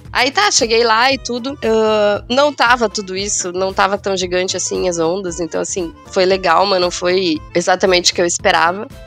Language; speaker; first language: Portuguese; native; Portuguese